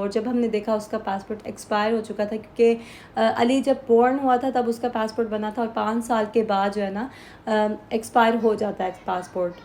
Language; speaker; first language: Urdu; native; Urdu